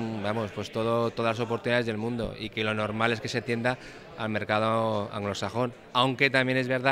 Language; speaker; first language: Spanish; native; Spanish